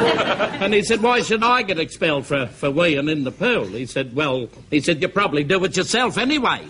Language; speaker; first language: English; native; English